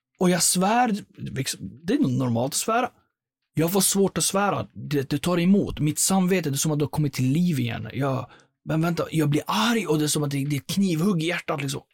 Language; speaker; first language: Swedish; early bilingual, other home language; Persian